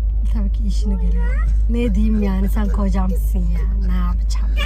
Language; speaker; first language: Turkish; non-native, fluent; Somali